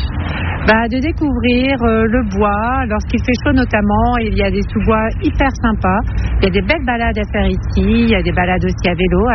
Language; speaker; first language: French; native; French